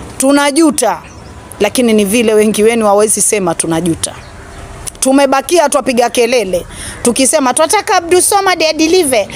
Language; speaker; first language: Swahili; native; Swahili